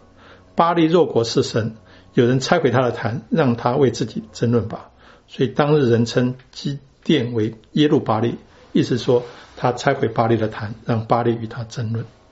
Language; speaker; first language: Chinese; native; Chinese